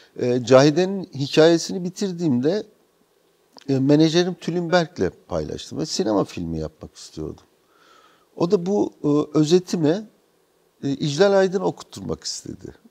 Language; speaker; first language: Turkish; native; Turkish